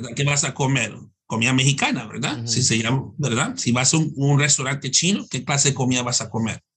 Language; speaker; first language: Spanish; early bilingual, heritage; Spanish